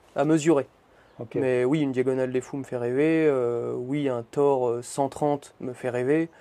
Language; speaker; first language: French; native; French